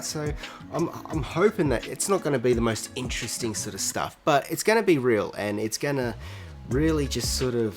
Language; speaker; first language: English; native; English